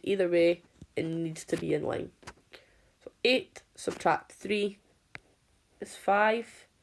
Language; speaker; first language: English; native; English